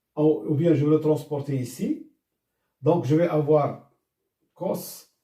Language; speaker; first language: French; non-native, local second language; Arabic